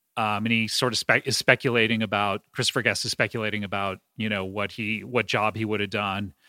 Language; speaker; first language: English; native; English